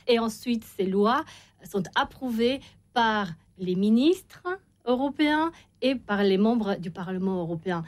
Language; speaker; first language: French; non-native, fluent; Romanian